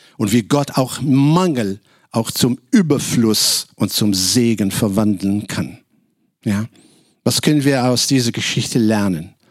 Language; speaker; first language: German; non-native, fluent; Arabic